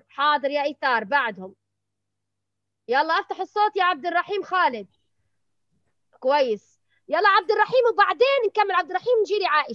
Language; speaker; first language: Arabic; native; Arabic